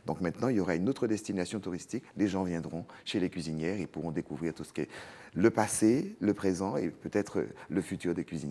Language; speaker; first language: French; native; French